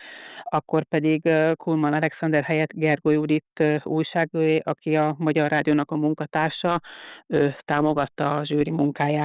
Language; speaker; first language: Hungarian; native; Hungarian